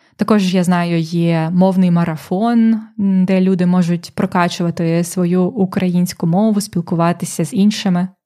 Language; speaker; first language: Ukrainian; native; Ukrainian